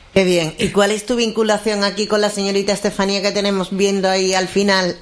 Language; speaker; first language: Spanish; native; Spanish